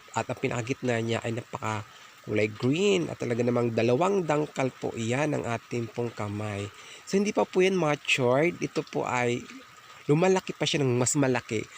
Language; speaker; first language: Filipino; native; Filipino